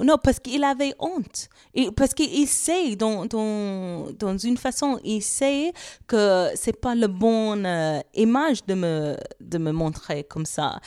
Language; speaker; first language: French; non-native, fluent; English